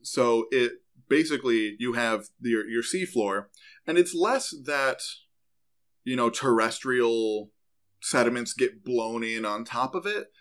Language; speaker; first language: English; native; English